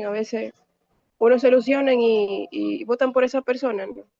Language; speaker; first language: Spanish; native; Spanish